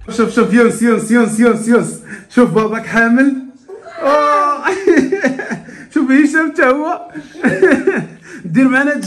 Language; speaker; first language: Arabic; native; Arabic